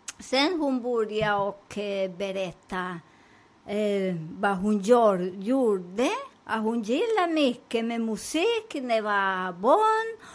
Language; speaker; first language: Swedish; non-native, fluent; Spanish